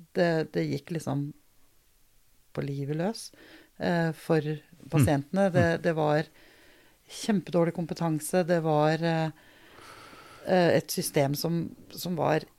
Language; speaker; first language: Norwegian; early bilingual, other home language; Danish